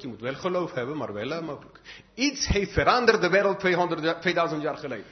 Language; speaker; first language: Dutch; non-native, fluent; English